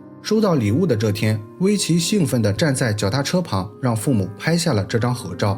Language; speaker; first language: Chinese; native; Chinese